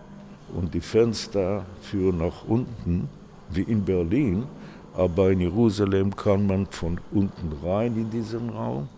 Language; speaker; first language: German; non-native, fluent; Hebrew